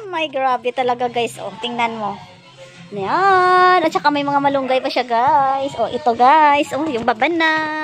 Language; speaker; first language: Filipino; non-native, local second language; Hiligaynon